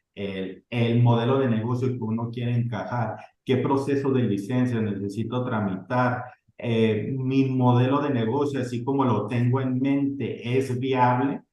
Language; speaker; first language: Spanish; early bilingual, heritage; Spanish